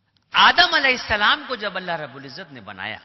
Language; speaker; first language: Urdu; native; Urdu